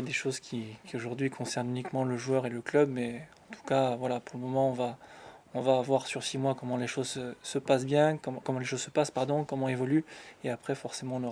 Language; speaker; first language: French; native; French